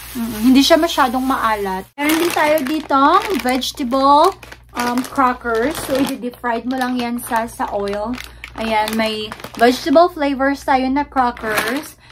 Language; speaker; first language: Filipino; non-native, local second language; Hiligaynon